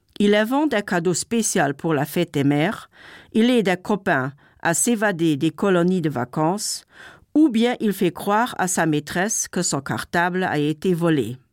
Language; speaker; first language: French; non-native, local second language; Luxembourgish